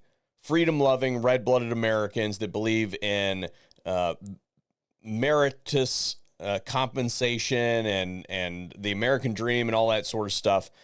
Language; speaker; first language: English; native; English